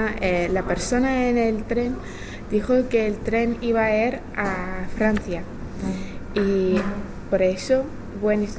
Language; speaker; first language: Spanish; non-native, learner; English